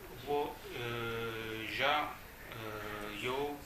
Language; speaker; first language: Chinese; non-native, learner; Italian